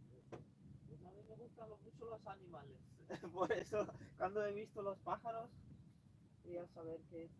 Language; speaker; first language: Spanish; non-native, fluent; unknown